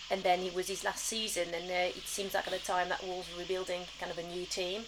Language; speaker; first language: English; early bilingual, other home language; French